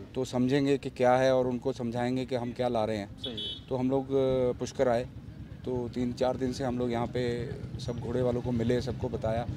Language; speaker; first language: Hindi; native; Hindi